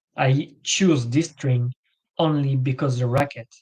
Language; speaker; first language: English; non-native, learner; French